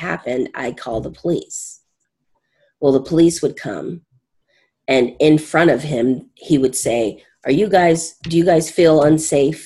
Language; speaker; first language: English; native; English